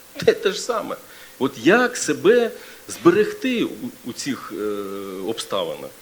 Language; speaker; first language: Ukrainian; non-native, local second language; Russian